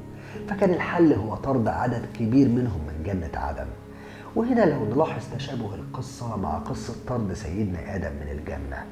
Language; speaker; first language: Arabic; native; Arabic